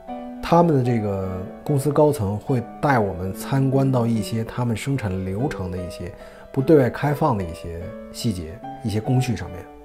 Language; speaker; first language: Chinese; native; Chinese